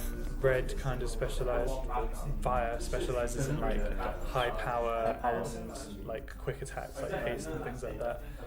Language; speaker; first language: English; native; English